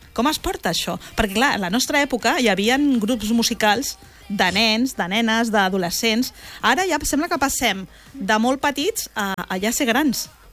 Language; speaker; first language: Catalan; native; Catalan